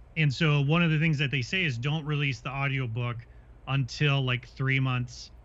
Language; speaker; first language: English; native; English